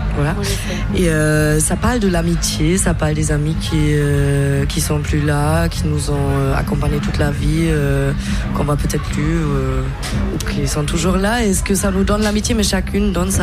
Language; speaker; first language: French; non-native, fluent; German